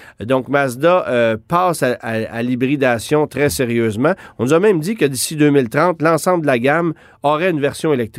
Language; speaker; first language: French; native; French